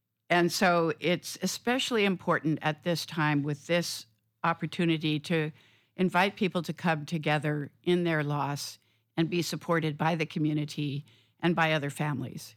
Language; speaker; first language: English; native; English